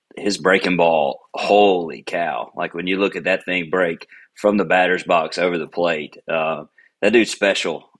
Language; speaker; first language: English; native; English